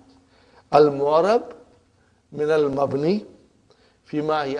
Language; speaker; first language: Arabic; non-native, fluent; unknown